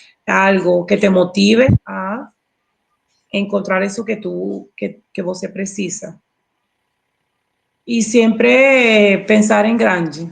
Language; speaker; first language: Portuguese; non-native, learner; Spanish